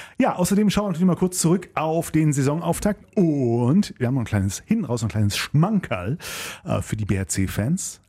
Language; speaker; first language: German; native; German